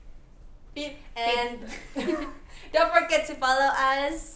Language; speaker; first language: English; non-native, learner; Korean